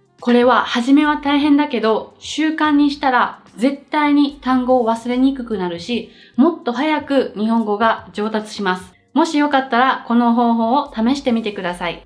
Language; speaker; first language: Japanese; native; Japanese